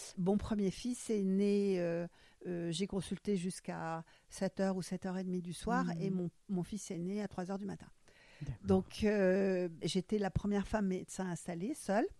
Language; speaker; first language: French; non-native, fluent; German